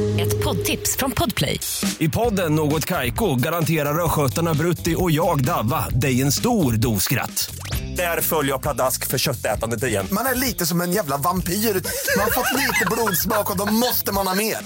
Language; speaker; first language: Swedish; native; Swedish